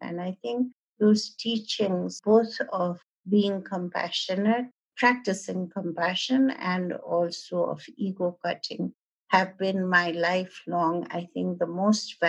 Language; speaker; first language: English; non-native, local second language; Nepali